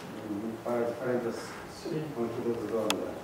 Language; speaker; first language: Spanish; non-native, fluent; Russian